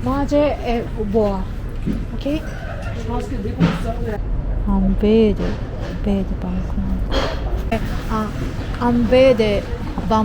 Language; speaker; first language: French; non-native, learner; Japanese